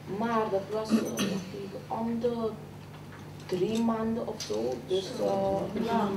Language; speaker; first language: Dutch; early bilingual, other home language; Papiamento